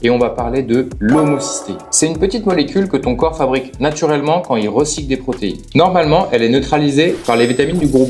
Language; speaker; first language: French; native; French